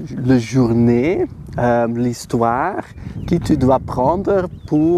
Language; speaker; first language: French; non-native, learner; Dutch